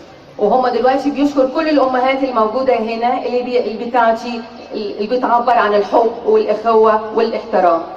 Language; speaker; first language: Arabic; native; Arabic